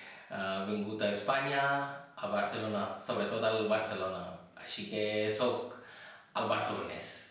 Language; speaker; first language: Catalan; non-native, fluent; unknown